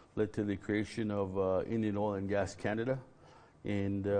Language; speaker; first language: English; native; English